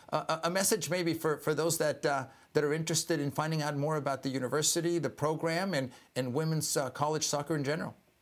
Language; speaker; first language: English; early bilingual, other home language; Spanish